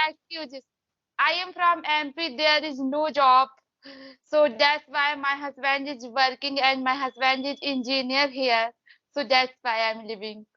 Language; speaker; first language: English; non-native, learner; Hindi